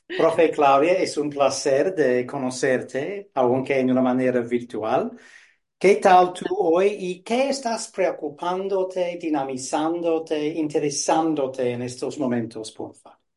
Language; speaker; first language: Spanish; non-native, fluent; English